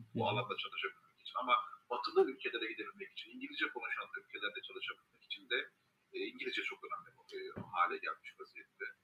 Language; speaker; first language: Turkish; native; Turkish